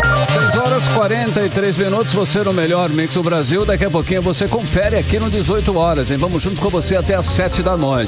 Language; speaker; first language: Portuguese; native; Portuguese